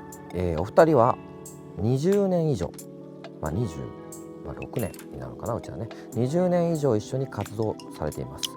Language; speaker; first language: Japanese; native; Japanese